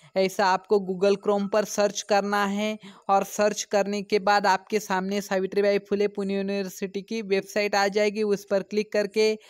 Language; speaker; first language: Hindi; non-native, local second language; Marathi